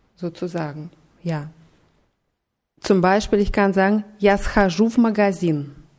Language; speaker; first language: German; non-native, fluent; Russian